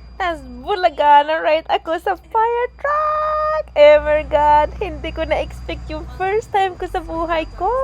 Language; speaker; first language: Filipino; non-native, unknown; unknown